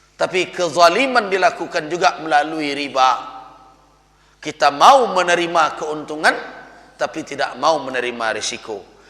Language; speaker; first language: Malay; non-native, local second language; Minangkabau